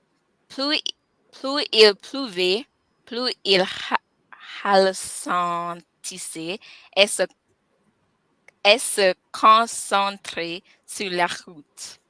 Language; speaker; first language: French; non-native, learner; English